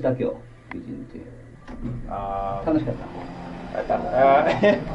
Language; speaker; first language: Japanese; native; Japanese